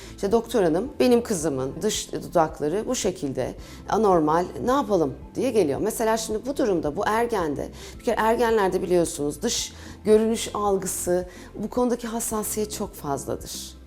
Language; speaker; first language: Turkish; native; Turkish